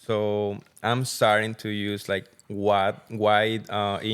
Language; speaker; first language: English; non-native, learner; Spanish